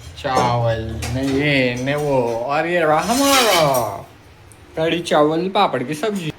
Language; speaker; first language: Hindi; native; Hindi